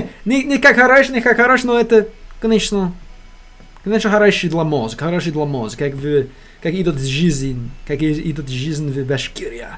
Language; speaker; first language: Russian; non-native, learner; English